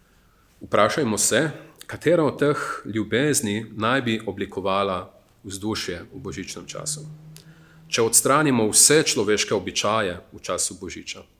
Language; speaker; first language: Slovenian; native; Slovenian